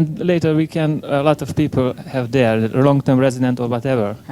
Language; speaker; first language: English; non-native, learner; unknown